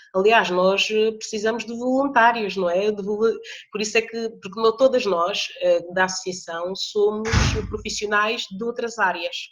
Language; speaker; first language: Portuguese; early bilingual, other home language; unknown